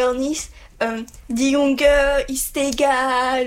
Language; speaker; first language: German; non-native, learner; French